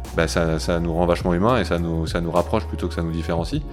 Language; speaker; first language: French; native; French